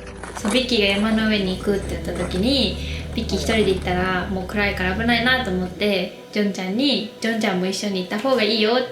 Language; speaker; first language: Japanese; native; Japanese